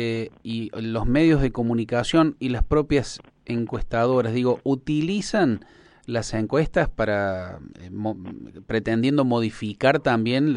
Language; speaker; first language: Spanish; native; Spanish